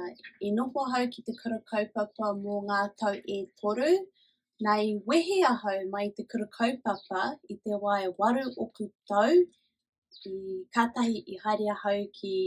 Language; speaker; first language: Māori; non-native, local second language; English